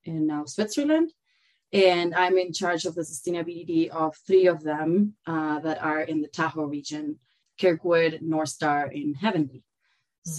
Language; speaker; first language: English; non-native, fluent; Spanish